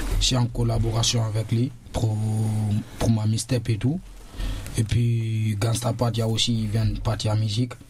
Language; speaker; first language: French; non-native, local second language; Susu